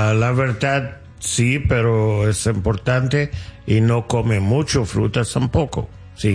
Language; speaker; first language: Spanish; non-native, fluent; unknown